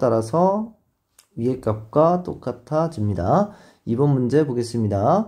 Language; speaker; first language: Korean; native; Korean